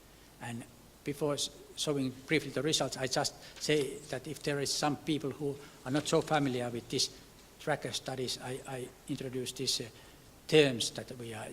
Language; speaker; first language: English; non-native, fluent; Finnish